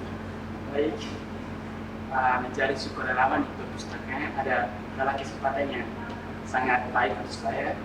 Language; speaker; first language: Indonesian; non-native, fluent; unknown